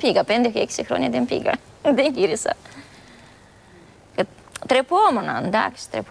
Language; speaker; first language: Greek; non-native, learner; Romanian